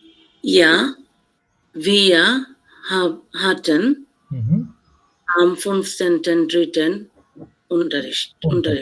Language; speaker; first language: German; non-native, learner; Bangla